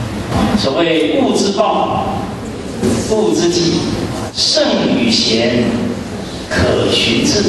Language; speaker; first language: Chinese; native; Chinese